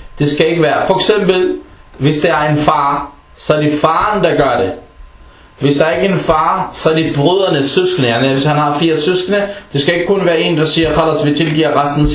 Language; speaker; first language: Danish; early bilingual, other home language; Arabic